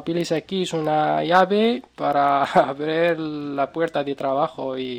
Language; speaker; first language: Spanish; non-native, learner; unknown